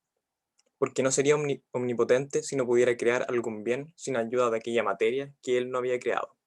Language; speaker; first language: Spanish; native; Spanish